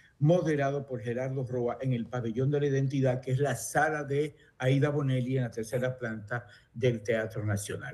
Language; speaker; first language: Spanish; native; Spanish